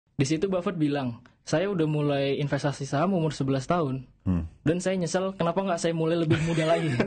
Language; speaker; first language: Indonesian; native; Indonesian